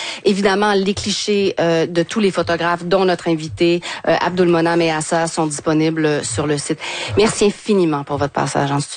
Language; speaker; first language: French; native; French